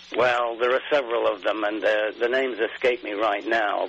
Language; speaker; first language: English; native; English